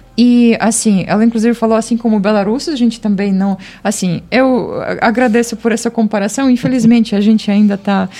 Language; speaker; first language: Portuguese; non-native, fluent; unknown